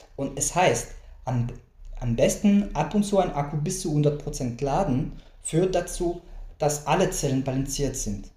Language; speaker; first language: German; non-native, fluent; French